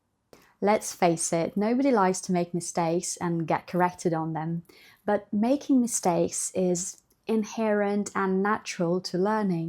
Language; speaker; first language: English; non-native, fluent; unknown